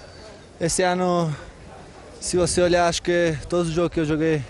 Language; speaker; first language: Portuguese; non-native, fluent; Spanish